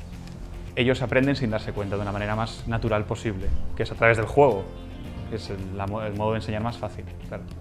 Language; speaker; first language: Spanish; native; Spanish